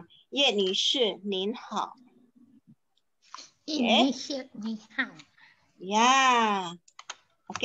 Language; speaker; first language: Chinese; non-native, fluent; Indonesian